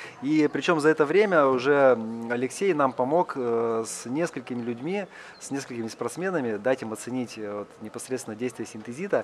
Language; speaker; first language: Russian; native; Russian